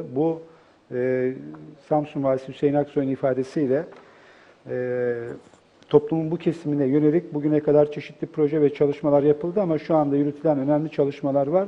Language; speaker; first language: Turkish; native; Turkish